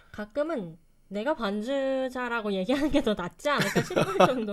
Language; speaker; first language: Korean; native; Korean